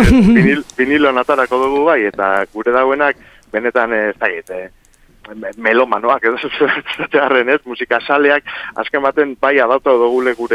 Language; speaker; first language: Basque; native; Basque